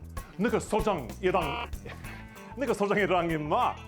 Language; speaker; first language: Korean; non-native, learner; English